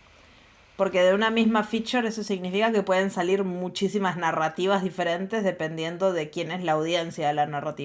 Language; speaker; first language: Spanish; native; Spanish